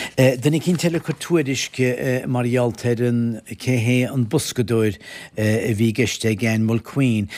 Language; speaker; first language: Irish; native; Irish